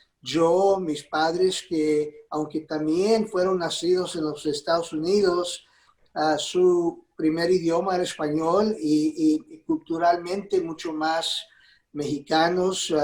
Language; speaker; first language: Spanish; early bilingual, heritage; Spanish